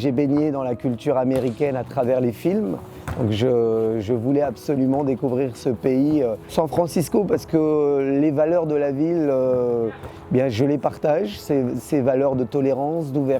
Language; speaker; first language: French; early bilingual, other home language; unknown